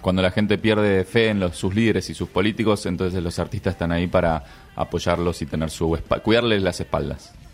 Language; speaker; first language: Spanish; native; Spanish